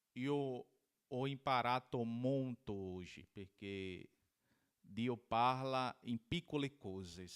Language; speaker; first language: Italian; non-native, learner; Portuguese